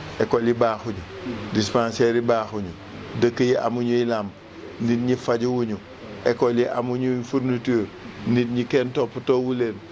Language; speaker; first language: Wolof; native; Wolof